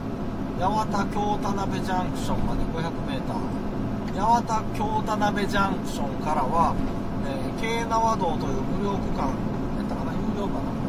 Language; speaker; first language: Japanese; native; Japanese